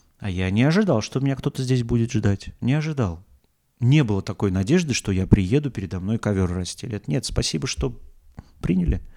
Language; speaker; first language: Russian; native; Russian